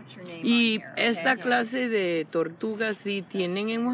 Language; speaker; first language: Spanish; non-native, fluent; English